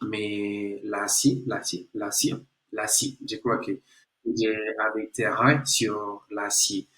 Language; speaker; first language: French; non-native, learner; Spanish